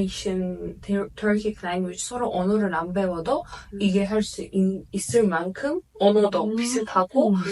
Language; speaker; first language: Korean; non-native, fluent; Azerbaijani